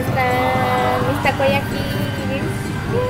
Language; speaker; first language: Japanese; non-native, fluent; Spanish